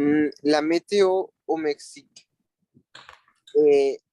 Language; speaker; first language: French; non-native, learner; Spanish